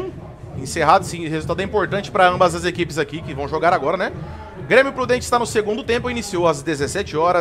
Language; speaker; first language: Portuguese; native; Portuguese